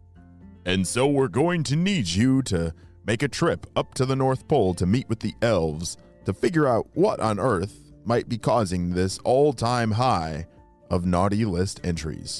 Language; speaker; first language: English; native; English